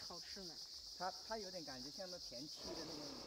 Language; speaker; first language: Chinese; native; Chinese